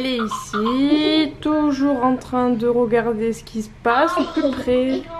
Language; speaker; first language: French; native; French